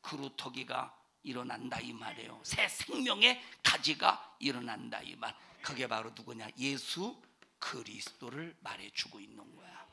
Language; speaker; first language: Korean; native; Korean